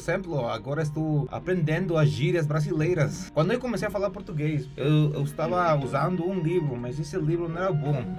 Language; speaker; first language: Spanish; early bilingual, heritage; Spanish